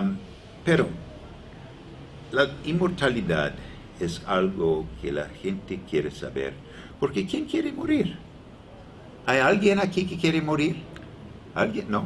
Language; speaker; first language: Spanish; non-native, learner; English